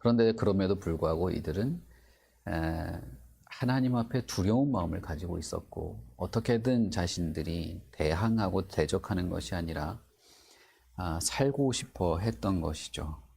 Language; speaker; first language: Korean; native; Korean